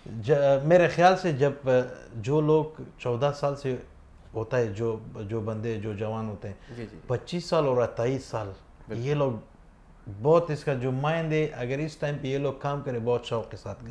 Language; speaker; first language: Hindi; non-native, fluent; Pashto